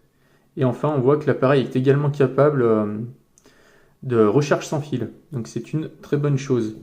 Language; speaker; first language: French; native; French